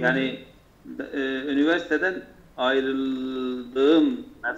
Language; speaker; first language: Turkish; non-native, local second language; Kurdish